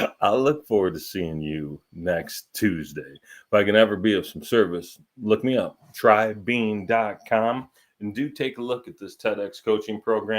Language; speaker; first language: English; native; English